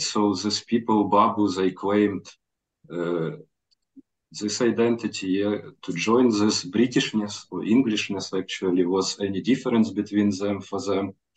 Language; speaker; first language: English; non-native, fluent; Ukrainian